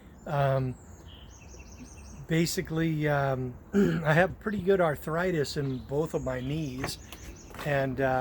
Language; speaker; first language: English; native; English